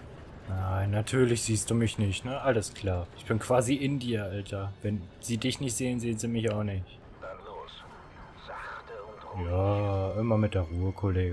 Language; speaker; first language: German; native; German